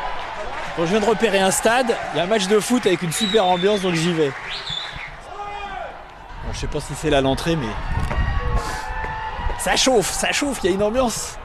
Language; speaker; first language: French; native; French